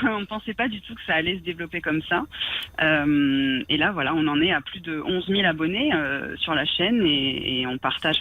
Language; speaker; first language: French; native; French